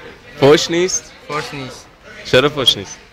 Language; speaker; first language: Persian; non-native, learner; Chinese